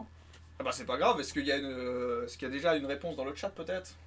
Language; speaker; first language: French; native; French